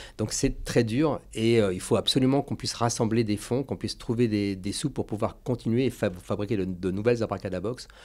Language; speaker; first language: French; native; French